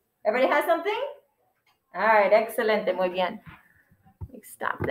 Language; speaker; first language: English; native; English